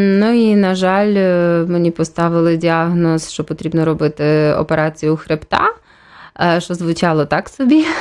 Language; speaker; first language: Ukrainian; native; Ukrainian